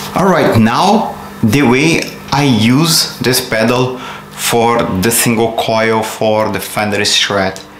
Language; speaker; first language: English; non-native, fluent; Portuguese